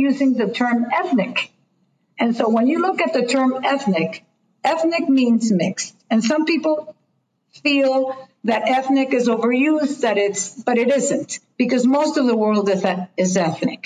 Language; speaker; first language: English; non-native, fluent; Spanish